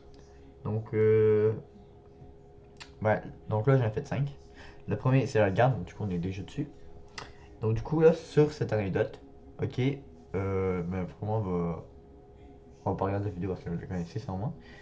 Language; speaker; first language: French; native; French